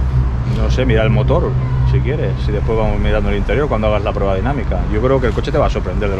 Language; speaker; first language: Spanish; native; Spanish